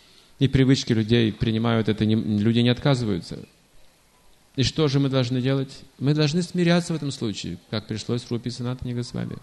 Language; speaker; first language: Russian; native; Russian